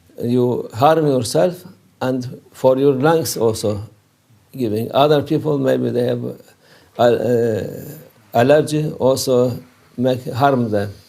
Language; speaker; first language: English; non-native, learner; Turkish